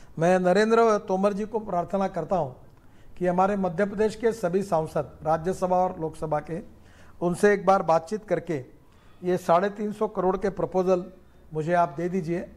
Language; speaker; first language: Hindi; non-native, local second language; Marathi